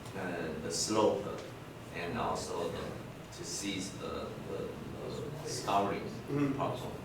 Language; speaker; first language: English; non-native, fluent; Chinese